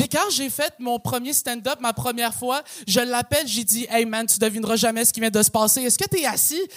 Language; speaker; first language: French; early bilingual, other home language; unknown